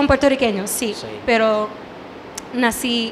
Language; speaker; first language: Spanish; early bilingual, heritage; English